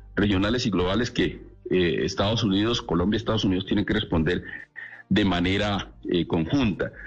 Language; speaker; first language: Spanish; native; Spanish